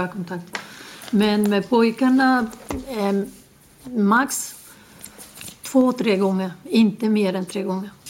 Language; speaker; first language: Swedish; non-native, fluent; Spanish